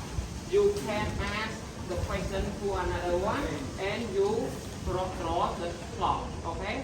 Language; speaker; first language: English; non-native, learner; Khmer